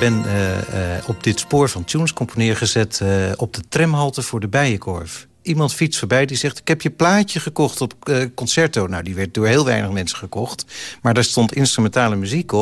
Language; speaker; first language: Dutch; native; Dutch